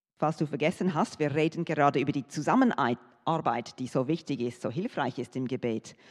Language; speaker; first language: German; non-native, fluent; English